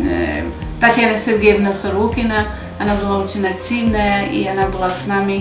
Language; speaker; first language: Russian; non-native, fluent; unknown